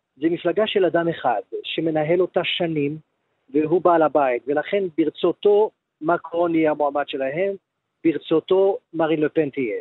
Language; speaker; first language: Hebrew; early bilingual, other home language; Arabic